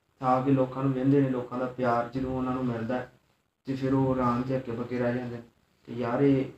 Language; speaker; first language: Punjabi; native; Punjabi